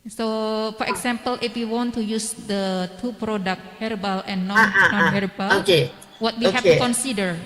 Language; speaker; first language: English; non-native, learner; Indonesian